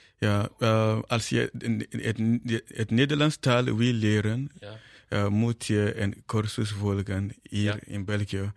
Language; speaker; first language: Dutch; non-native, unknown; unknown